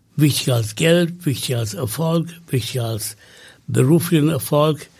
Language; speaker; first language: German; non-native, fluent; Tamil